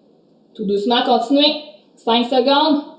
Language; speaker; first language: French; native; French